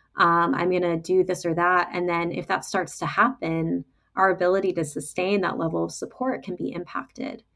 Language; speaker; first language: English; native; English